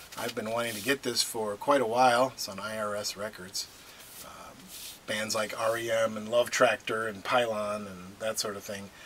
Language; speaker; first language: English; native; English